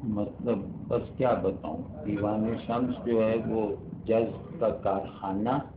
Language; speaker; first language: Urdu; native; Urdu